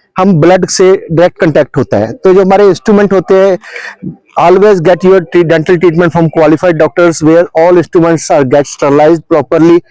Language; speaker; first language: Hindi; non-native, local second language; Punjabi